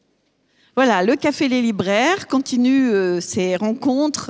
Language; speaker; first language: French; native; French